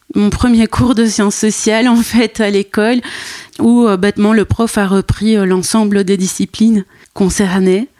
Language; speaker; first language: French; native; French